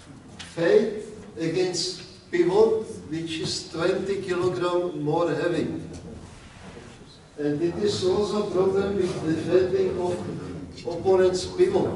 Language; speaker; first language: English; non-native, learner; Czech